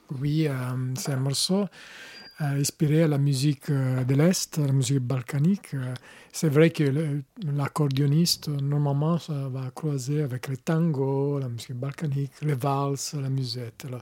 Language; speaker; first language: French; non-native, learner; Italian